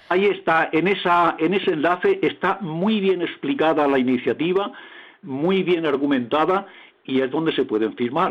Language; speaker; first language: Spanish; native; Spanish